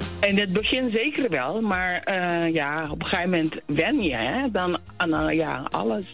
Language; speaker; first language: Dutch; non-native, local second language; Papiamento